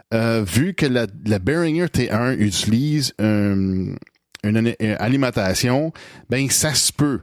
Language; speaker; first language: French; native; French